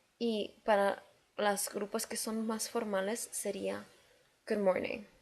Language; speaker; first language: Spanish; native; Spanish